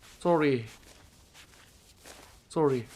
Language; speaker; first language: English; non-native, learner; Korean